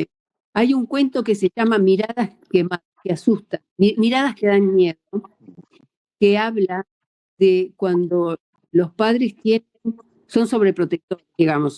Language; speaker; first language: Spanish; native; Spanish